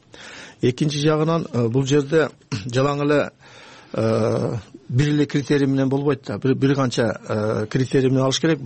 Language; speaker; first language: Kyrgyz; native; Kyrgyz